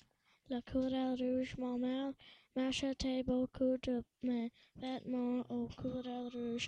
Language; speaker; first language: French; early bilingual, other home language; English